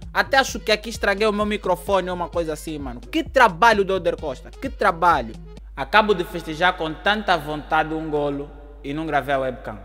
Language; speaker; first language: Portuguese; native; Portuguese